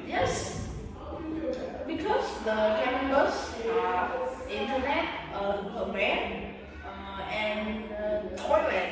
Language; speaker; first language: English; non-native, learner; Vietnamese